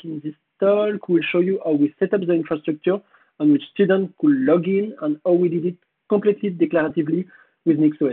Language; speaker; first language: English; non-native, fluent; French